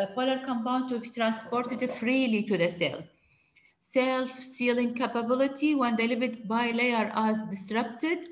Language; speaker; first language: English; non-native, fluent; Arabic